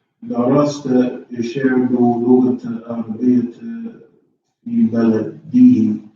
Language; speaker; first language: Arabic; non-native, learner; English